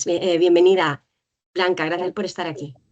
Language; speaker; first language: Spanish; native; Spanish